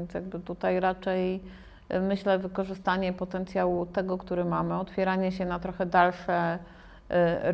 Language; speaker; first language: Polish; native; Polish